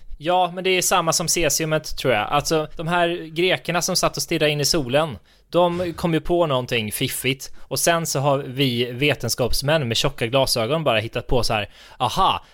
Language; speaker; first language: Swedish; native; Swedish